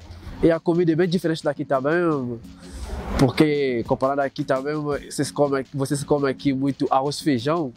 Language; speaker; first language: Portuguese; non-native, fluent; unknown